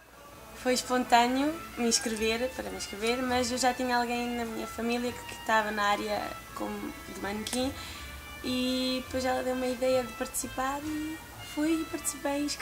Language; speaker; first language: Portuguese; early bilingual, heritage; Portuguese